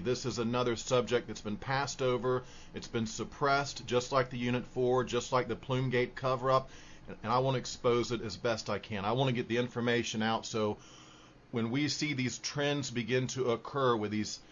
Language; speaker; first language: English; native; English